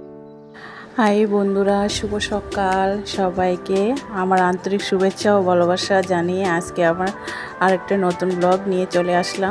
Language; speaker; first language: Bangla; native; Bangla